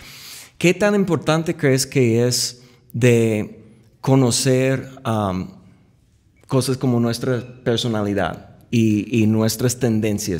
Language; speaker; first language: Spanish; non-native, fluent; English